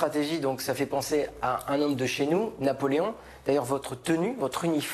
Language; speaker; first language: French; native; French